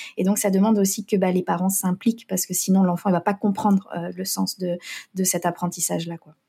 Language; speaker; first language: French; native; French